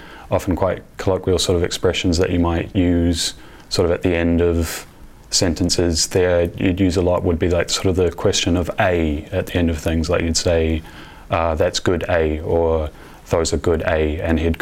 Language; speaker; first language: English; native; English